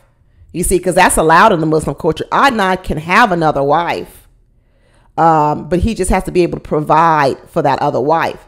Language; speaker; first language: English; native; English